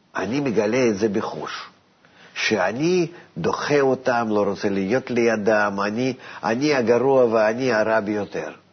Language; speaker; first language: Hebrew; non-native, fluent; Russian